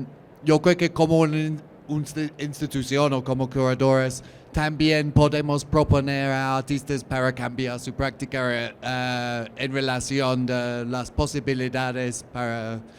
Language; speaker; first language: Spanish; non-native, learner; English